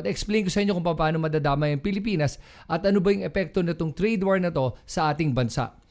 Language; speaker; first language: Filipino; native; Filipino